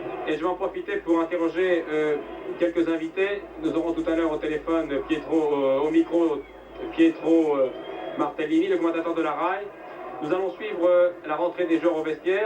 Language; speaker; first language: French; native; French